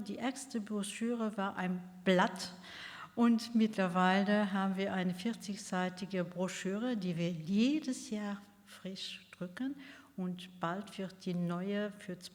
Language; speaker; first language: German; non-native, local second language; Luxembourgish